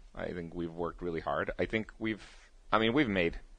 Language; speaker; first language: English; early bilingual, other home language; Spanish